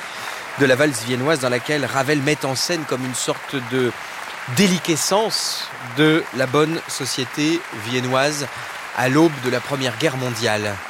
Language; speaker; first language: French; native; French